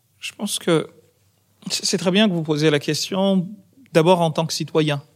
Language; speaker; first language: French; non-native, local second language; Ngazidja Comorian